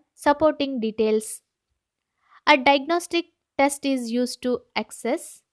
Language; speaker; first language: English; non-native, local second language; Kannada